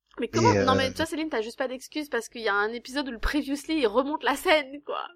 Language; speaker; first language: French; native; French